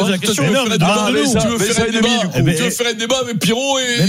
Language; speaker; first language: French; native; French